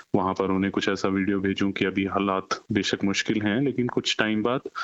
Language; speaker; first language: Hindi; native; Hindi